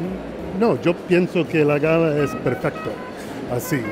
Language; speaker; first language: Spanish; non-native, learner; English